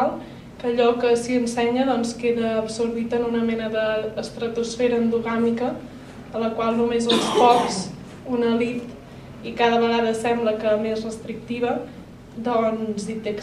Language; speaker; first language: Catalan; native; Catalan